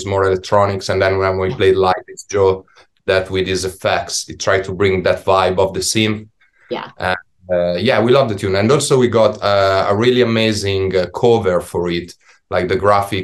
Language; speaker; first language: English; non-native, fluent; Italian